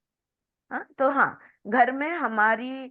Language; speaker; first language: Hindi; non-native, local second language; Marathi